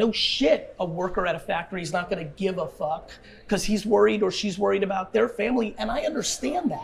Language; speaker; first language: English; early bilingual, other home language; Russian